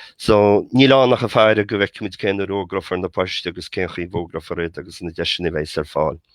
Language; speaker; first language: Irish; native; Irish